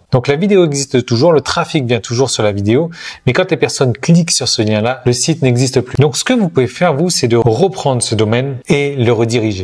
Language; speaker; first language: French; native; French